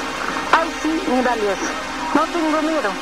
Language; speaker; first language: Spanish; non-native, local second language; Quechua